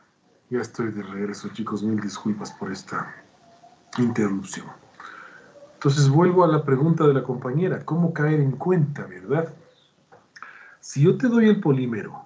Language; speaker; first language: Spanish; native; Spanish